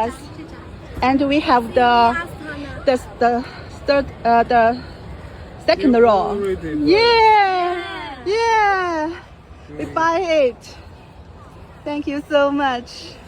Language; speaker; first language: English; non-native, learner; Chinese